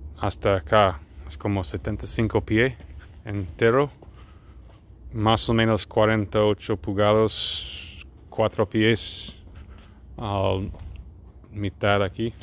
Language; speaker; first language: Spanish; non-native, learner; English